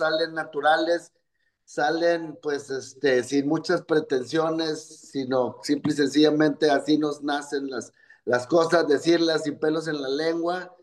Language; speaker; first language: Spanish; native; Spanish